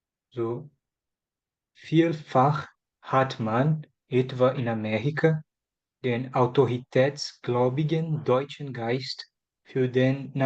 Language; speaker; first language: German; non-native, learner; Portuguese